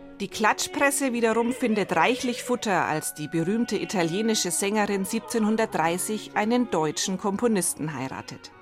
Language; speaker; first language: German; native; German